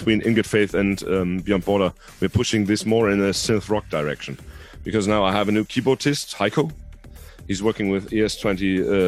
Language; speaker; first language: English; non-native, fluent; Hungarian